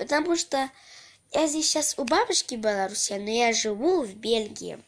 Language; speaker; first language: Russian; early bilingual, heritage; Russian